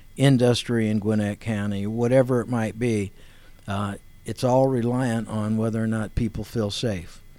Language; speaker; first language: English; native; English